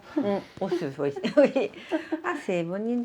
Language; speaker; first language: French; non-native, learner; Japanese